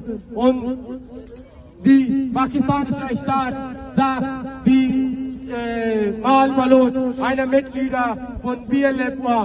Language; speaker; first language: German; non-native, learner; Baluchi